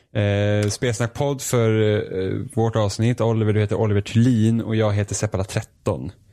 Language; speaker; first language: Swedish; native; Swedish